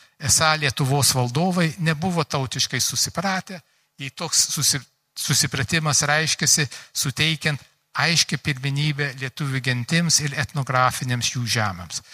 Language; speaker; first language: Lithuanian; early bilingual, heritage; Lithuanian